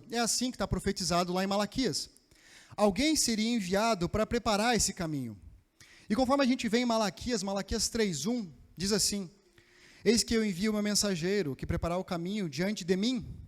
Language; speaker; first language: Portuguese; native; Portuguese